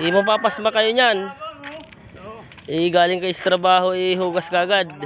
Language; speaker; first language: Filipino; native; Filipino